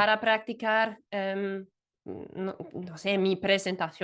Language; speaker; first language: Spanish; non-native, fluent; German